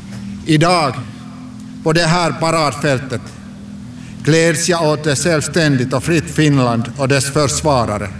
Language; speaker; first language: Swedish; non-native, local second language; Finnish